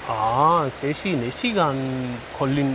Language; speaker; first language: Korean; non-native, learner; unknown